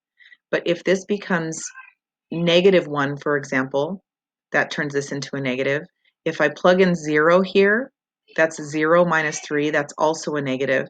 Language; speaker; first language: English; native; English